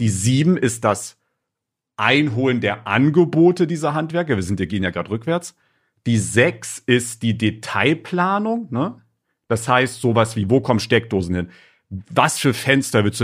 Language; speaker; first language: German; native; German